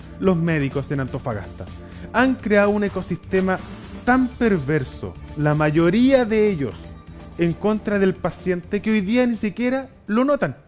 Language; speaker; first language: Spanish; native; Spanish